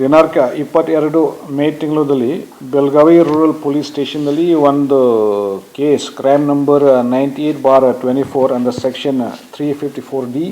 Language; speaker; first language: Kannada; non-native, learner; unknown